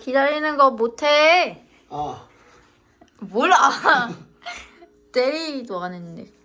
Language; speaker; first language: Korean; non-native, fluent; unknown